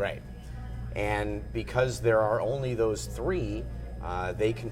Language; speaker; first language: English; native; English